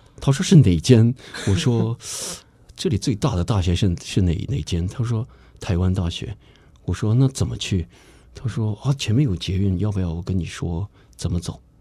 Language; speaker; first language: Chinese; early bilingual, heritage; Chinese